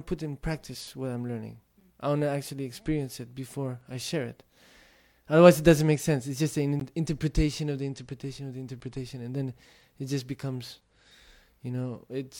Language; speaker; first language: English; non-native, fluent; Tibetan